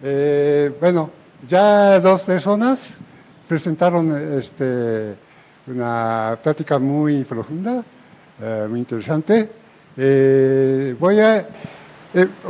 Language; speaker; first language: Spanish; non-native, fluent; Japanese